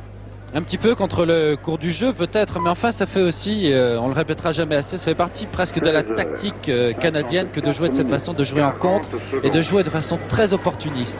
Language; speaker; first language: French; native; French